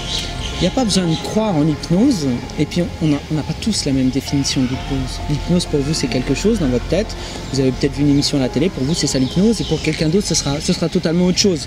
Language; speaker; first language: French; native; French